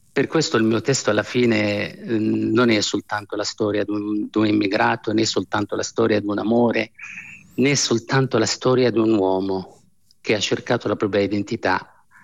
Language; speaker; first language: Italian; non-native, fluent; Arabic